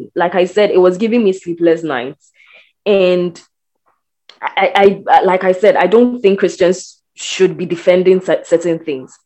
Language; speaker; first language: English; non-native, local second language; Akan